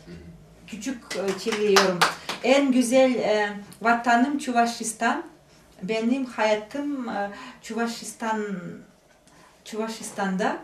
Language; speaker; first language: Turkish; non-native, learner; Chuvash